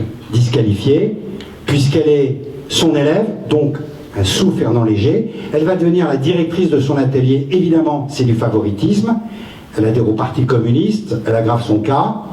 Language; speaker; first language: French; native; French